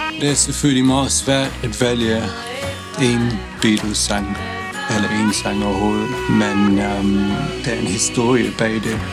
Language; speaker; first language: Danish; non-native, fluent; English